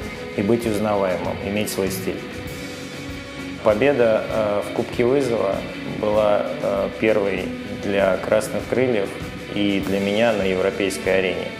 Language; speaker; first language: Russian; native; Russian